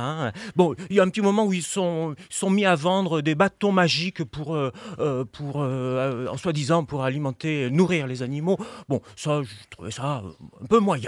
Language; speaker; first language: French; native; French